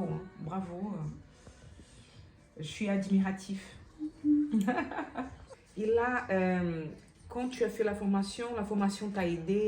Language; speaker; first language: French; non-native, fluent; Portuguese